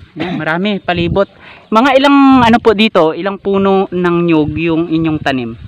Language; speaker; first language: Filipino; native; Filipino